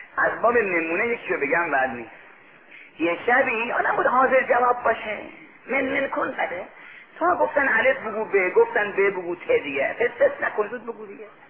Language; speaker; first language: Persian; native; Persian